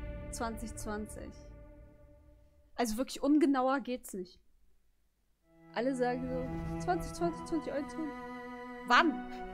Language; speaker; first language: German; native; German